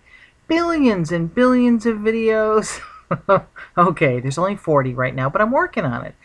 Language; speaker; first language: English; native; English